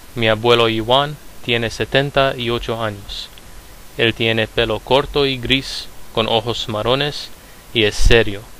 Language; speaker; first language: Spanish; non-native, fluent; Romanian